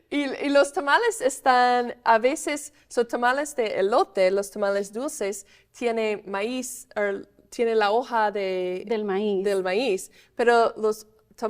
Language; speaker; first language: Spanish; non-native, fluent; English